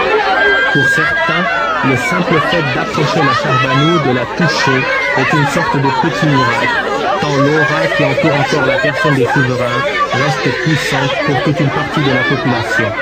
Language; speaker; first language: French; native; French